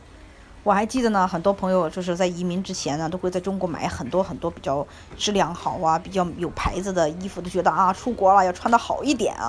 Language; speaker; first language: Chinese; native; Chinese